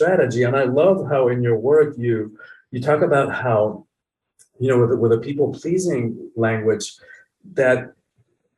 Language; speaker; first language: English; early bilingual, other home language; Spanish